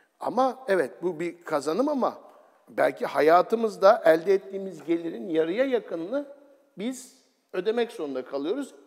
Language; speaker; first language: Turkish; native; Turkish